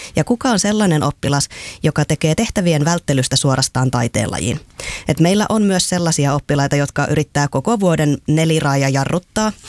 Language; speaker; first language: Finnish; native; Finnish